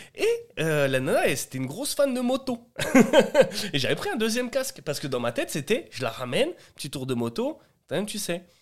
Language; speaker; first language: French; early bilingual, other home language; Portuguese